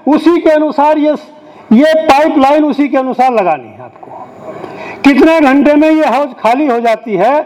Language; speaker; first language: Hindi; native; Hindi